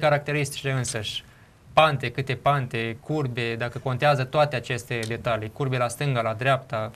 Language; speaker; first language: Romanian; native; Romanian